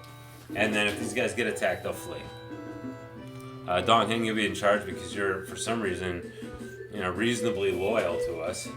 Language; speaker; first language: English; native; English